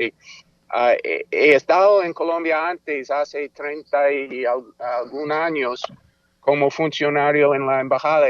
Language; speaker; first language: Spanish; non-native, fluent; English